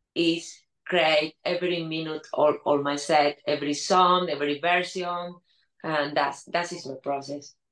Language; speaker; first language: English; non-native, learner; Spanish